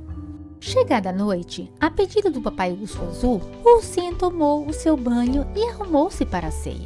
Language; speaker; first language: Portuguese; native; Portuguese